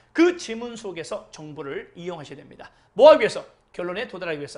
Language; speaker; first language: Korean; native; Korean